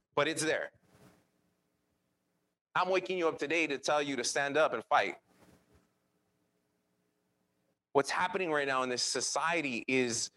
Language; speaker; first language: English; early bilingual, other home language; Spanish